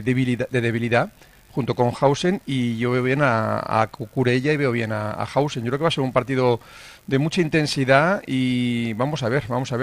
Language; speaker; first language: Spanish; native; Spanish